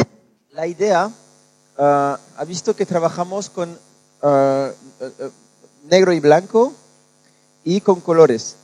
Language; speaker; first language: Spanish; non-native, learner; French